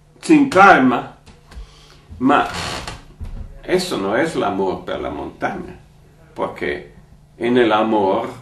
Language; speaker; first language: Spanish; non-native, learner; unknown